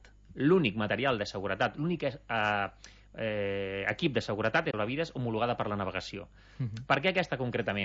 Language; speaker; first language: Catalan; native; Catalan